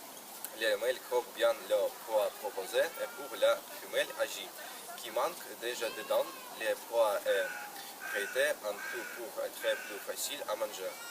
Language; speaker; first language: French; non-native, learner; Russian